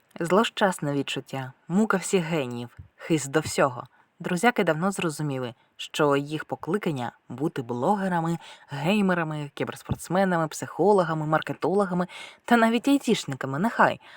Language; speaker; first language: Ukrainian; native; Ukrainian